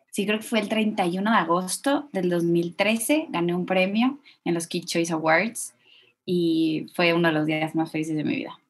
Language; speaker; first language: Spanish; native; Spanish